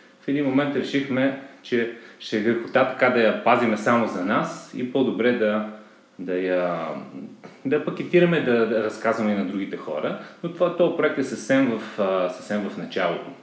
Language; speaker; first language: Bulgarian; native; Bulgarian